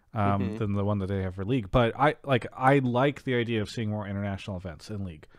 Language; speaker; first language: English; native; English